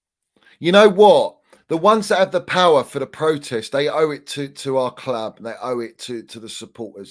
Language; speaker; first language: English; native; English